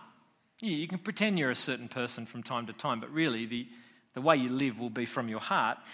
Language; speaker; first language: English; native; English